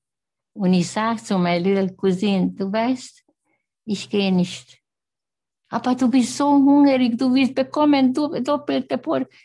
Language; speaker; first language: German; non-native, learner; Hungarian